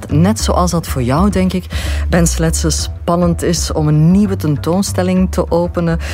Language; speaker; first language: Dutch; native; Dutch